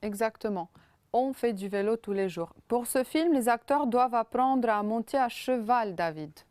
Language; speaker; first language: French; non-native, fluent; Romanian